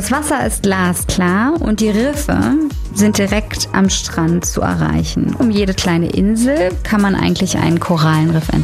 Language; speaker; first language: German; native; German